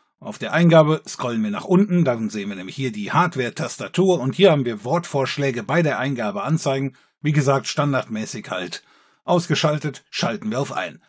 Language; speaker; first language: German; native; German